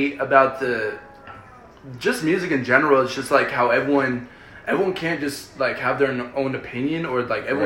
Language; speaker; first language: English; early bilingual, other home language; Spanish